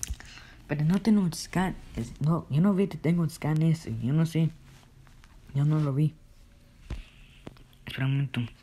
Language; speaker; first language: Spanish; early bilingual, heritage; Spanish